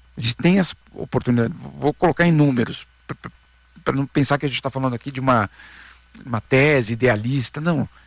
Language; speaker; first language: Portuguese; native; Portuguese